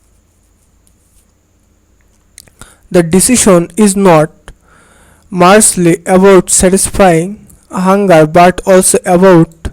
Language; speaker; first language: English; non-native, local second language; Bangla